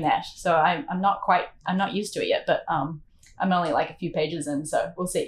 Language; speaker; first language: English; native; English